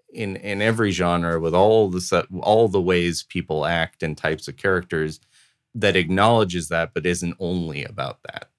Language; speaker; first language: English; native; English